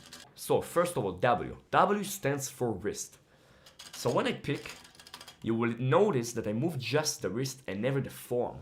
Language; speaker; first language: English; non-native, fluent; Hebrew